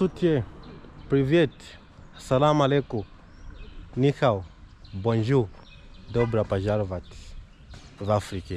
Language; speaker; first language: Russian; non-native, learner; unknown